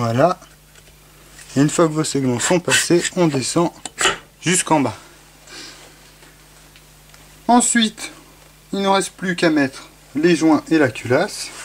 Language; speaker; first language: French; native; French